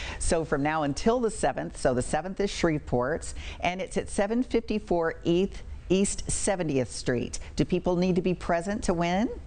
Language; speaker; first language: English; native; English